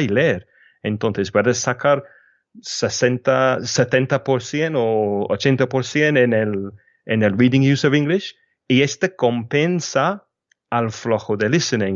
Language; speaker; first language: Spanish; non-native, fluent; English